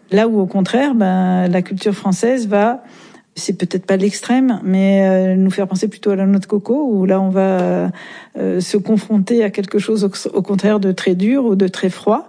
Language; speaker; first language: French; native; French